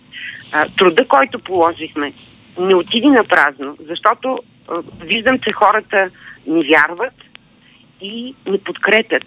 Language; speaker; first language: Bulgarian; native; Bulgarian